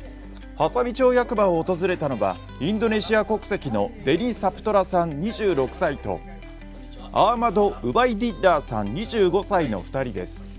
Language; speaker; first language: Japanese; native; Japanese